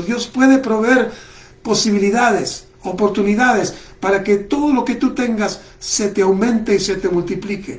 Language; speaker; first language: Spanish; native; Spanish